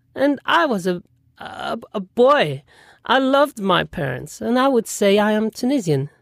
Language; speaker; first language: English; non-native, fluent; French